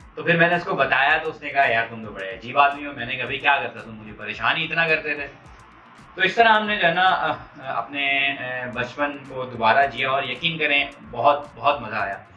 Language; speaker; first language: Urdu; non-native, local second language; Punjabi